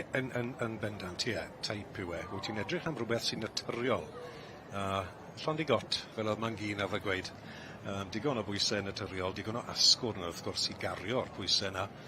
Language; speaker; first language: Welsh; native; Welsh